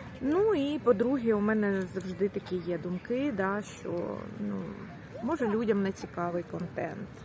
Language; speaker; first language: Ukrainian; non-native, local second language; Russian